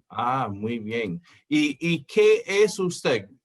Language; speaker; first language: Spanish; non-native, fluent; English